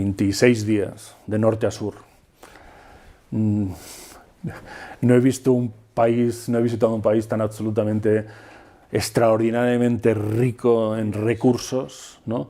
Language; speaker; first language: Spanish; native; Spanish